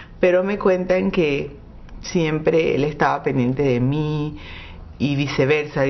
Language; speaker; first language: Spanish; non-native, local second language; English